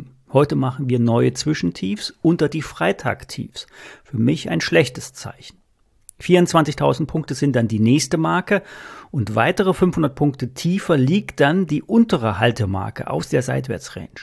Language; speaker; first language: German; native; German